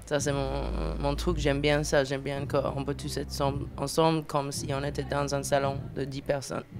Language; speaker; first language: French; non-native, fluent; English